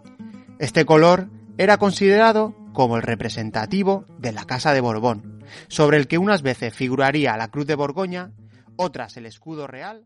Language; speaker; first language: Spanish; native; Spanish